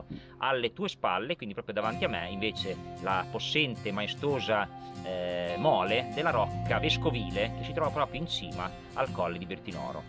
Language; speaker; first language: Italian; native; Italian